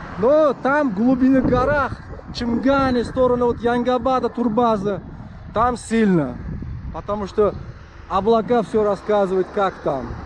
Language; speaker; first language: Russian; non-native, local second language; Uzbek